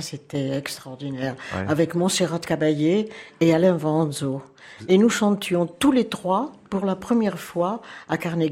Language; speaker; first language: French; native; French